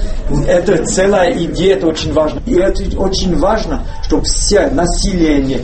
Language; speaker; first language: Russian; non-native, learner; French